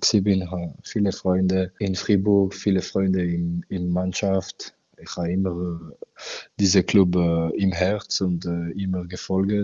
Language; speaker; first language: German; non-native, local second language; French